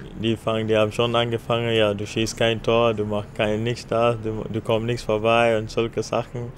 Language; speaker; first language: German; non-native, fluent; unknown